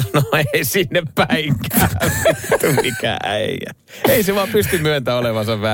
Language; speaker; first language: Finnish; native; Finnish